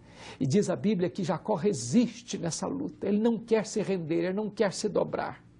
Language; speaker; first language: Portuguese; native; Portuguese